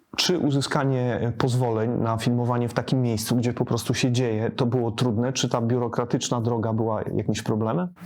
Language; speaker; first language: Polish; native; Polish